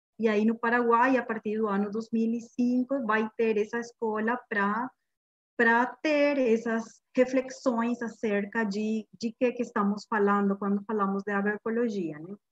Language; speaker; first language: Portuguese; non-native, fluent; Guarani